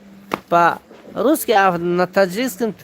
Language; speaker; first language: Russian; non-native, local second language; Tajik